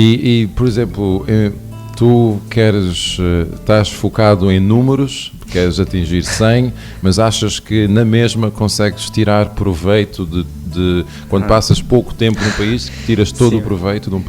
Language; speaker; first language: Portuguese; non-native, local second language; Kabuverdianu